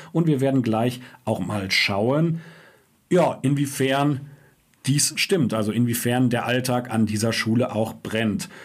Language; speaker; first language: German; native; German